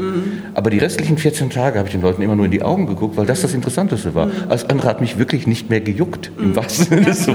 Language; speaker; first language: German; native; German